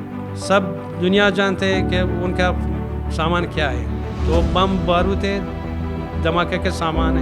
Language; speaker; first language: Hindi; non-native, fluent; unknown